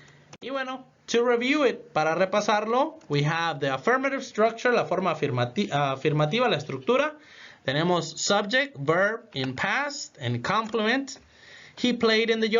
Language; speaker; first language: English; non-native, fluent; Spanish